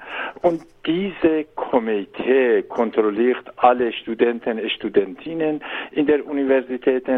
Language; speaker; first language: German; non-native, learner; Persian